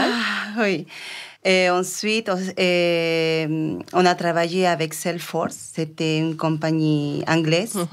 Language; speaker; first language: French; non-native, fluent; Spanish